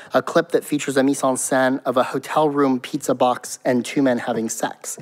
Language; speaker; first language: English; native; English